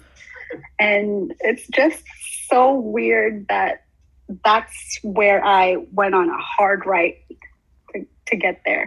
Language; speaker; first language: English; non-native, local second language; Filipino